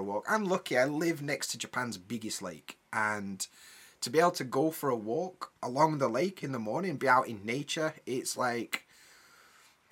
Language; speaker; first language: English; native; English